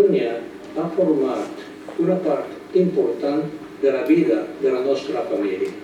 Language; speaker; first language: Catalan; non-native, fluent; Japanese